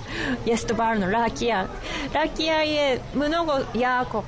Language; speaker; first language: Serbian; non-native, learner; Japanese